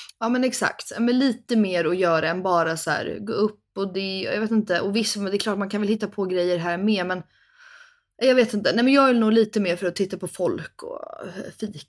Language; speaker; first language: Swedish; native; Swedish